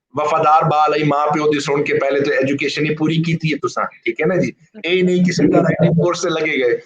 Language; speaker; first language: Punjabi; non-native, local second language; Urdu